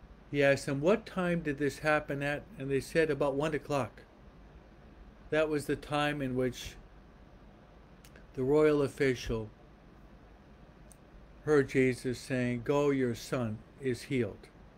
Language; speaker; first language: English; native; English